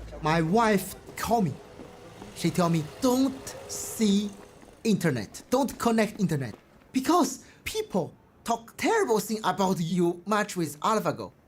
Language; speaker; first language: English; non-native, learner; Chinese